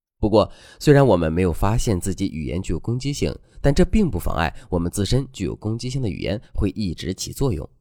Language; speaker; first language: Chinese; native; Chinese